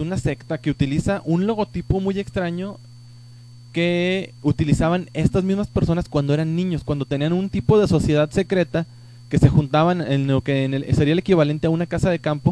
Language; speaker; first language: Spanish; native; Spanish